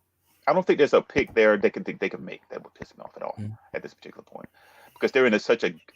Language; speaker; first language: English; native; English